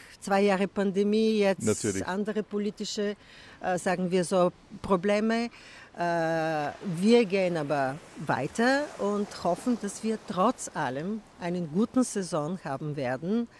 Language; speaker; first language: German; non-native, fluent; Bulgarian